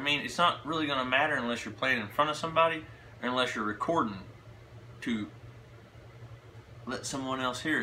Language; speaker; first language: English; native; English